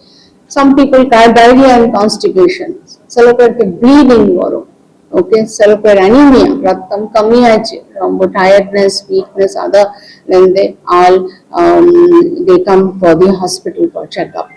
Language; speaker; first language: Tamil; non-native, local second language; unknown